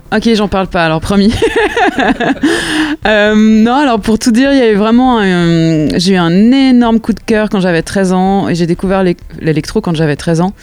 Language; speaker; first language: French; native; French